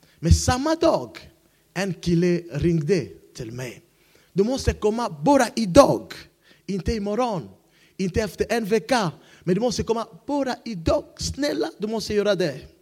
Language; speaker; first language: Swedish; non-native, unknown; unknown